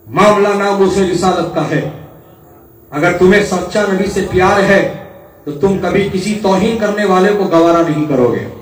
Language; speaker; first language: Urdu; native; Urdu